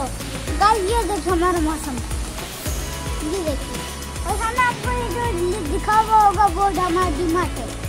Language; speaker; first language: Hindi; native; Hindi